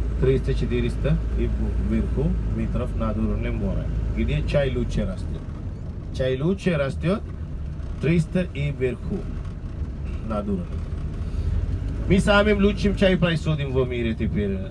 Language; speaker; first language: Russian; non-native, learner; Sinhala